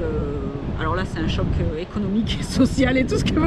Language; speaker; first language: French; native; French